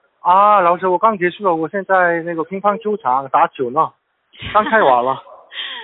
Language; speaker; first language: Chinese; non-native, learner; Korean